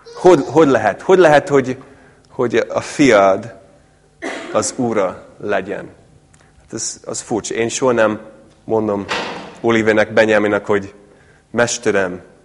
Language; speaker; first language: Hungarian; non-native, fluent; English